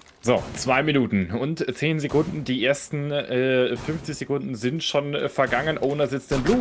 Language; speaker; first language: German; native; German